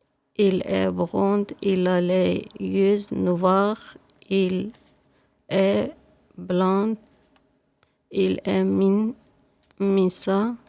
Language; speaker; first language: French; non-native, learner; Russian